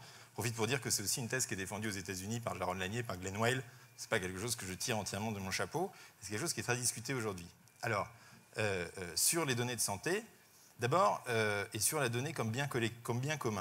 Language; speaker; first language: French; native; French